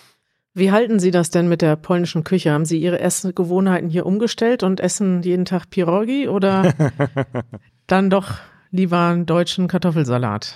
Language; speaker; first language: German; native; German